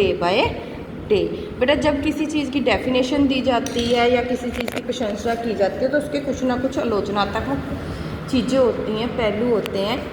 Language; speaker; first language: Hindi; native; Hindi